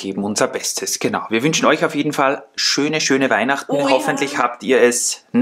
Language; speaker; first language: German; native; German